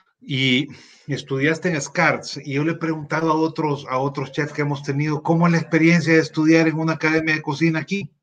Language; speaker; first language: Spanish; native; Spanish